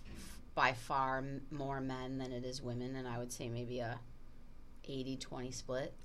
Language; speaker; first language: English; native; English